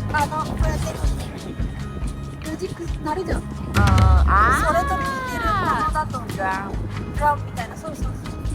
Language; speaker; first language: Japanese; non-native, fluent; Hindi